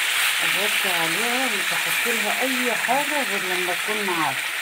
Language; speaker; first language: Arabic; native; Arabic